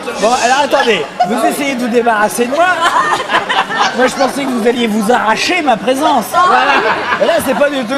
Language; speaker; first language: French; native; French